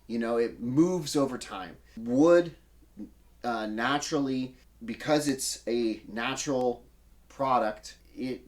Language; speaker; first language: English; native; English